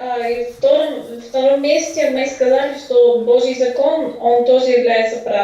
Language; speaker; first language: Russian; non-native, fluent; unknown